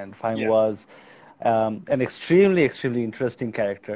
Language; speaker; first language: English; non-native, local second language; Bangla